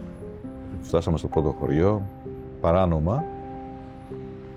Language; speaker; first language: Greek; non-native, fluent; Albanian